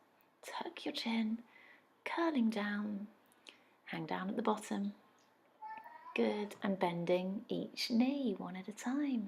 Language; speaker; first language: English; native; English